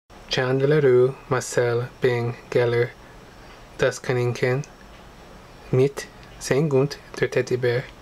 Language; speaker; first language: German; non-native, learner; Russian